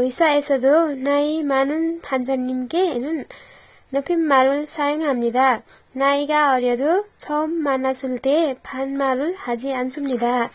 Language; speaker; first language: Korean; non-native, learner; Nepali